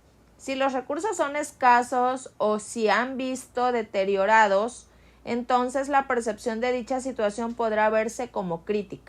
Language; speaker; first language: Spanish; native; Spanish